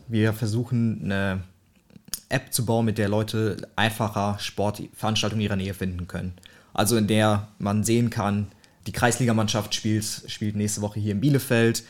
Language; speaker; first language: German; early bilingual, other home language; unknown